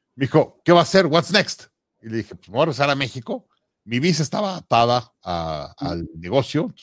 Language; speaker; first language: Spanish; native; Spanish